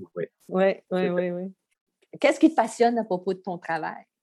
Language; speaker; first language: French; native; French